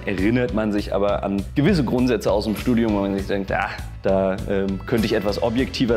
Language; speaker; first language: German; native; German